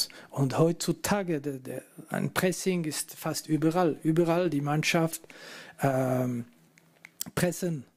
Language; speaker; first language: German; non-native, fluent; French